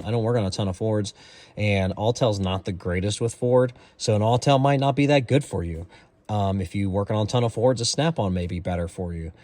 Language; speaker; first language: English; native; English